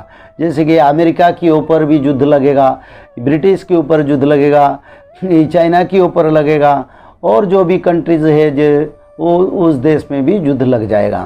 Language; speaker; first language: Hindi; non-native, local second language; Odia